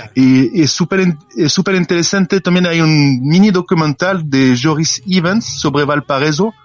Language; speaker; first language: Spanish; non-native, learner; French